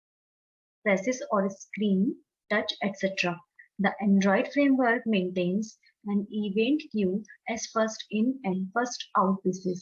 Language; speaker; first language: English; non-native, local second language; Hindi